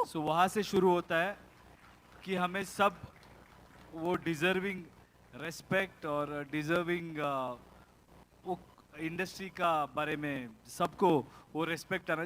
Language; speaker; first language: Hindi; non-native, local second language; Kannada